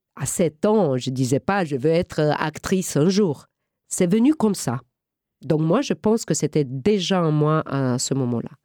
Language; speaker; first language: French; non-native, fluent; Romanian